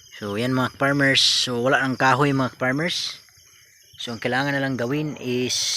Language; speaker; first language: Filipino; non-native, local second language; Cebuano